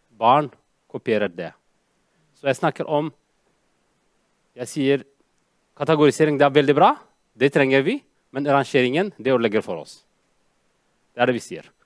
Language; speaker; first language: Norwegian; non-native, fluent; Amharic